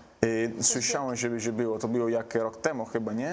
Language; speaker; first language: Polish; non-native, learner; Italian